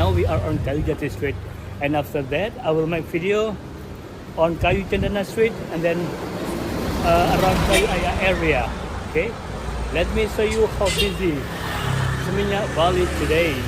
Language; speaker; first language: English; non-native, local second language; Indonesian